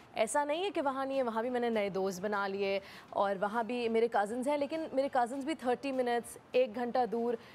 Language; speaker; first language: Hindi; native; Hindi